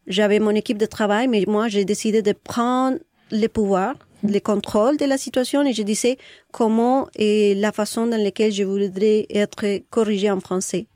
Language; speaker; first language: French; non-native, fluent; Spanish